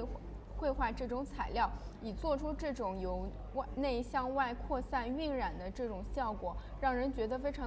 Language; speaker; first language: Chinese; native; Chinese